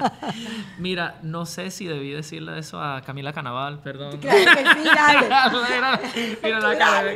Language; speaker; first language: Spanish; non-native, fluent; English